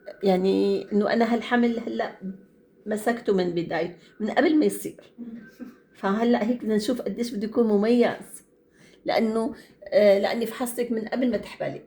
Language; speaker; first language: Arabic; native; Arabic